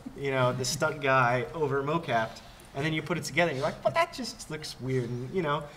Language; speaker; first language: English; native; English